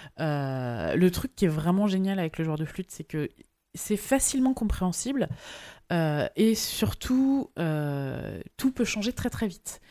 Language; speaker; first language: French; native; French